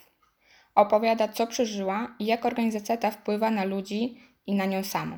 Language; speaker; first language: Polish; native; Polish